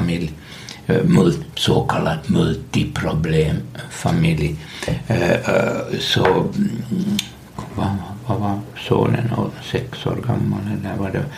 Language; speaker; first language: Swedish; non-native, local second language; Finnish